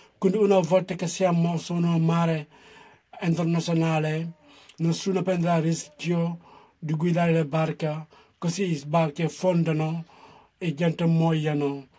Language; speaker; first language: Italian; non-native, fluent; Wolof